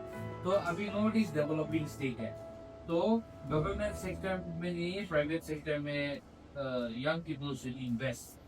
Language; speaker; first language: Hindi; non-native, local second language; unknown